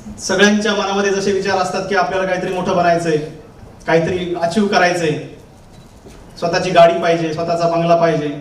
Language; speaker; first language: Marathi; native; Marathi